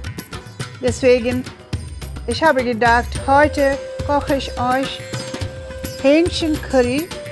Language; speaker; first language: German; non-native, learner; Tulu